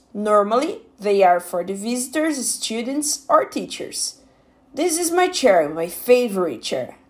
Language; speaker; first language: English; non-native, fluent; Portuguese